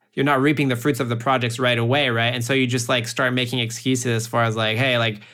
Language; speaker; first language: English; early bilingual, heritage; French